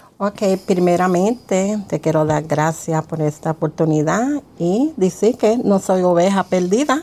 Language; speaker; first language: Spanish; early bilingual, heritage; Spanish